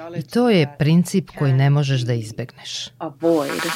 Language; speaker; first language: Serbian; native; Serbian